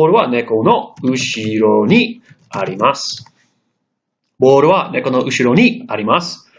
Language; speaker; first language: Japanese; non-native, fluent; English